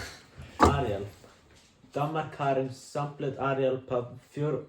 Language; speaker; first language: Danish; non-native, learner; Icelandic